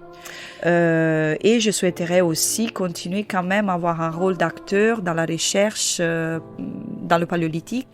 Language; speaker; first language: French; native; French